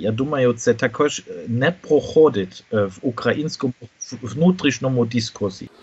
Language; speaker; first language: Ukrainian; non-native, fluent; German